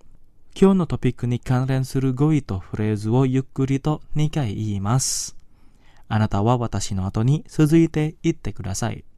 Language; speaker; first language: Japanese; non-native, fluent; Indonesian